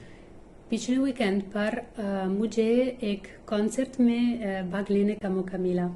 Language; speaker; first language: Hindi; non-native, learner; Italian